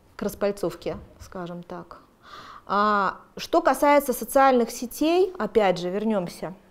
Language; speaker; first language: Russian; native; Russian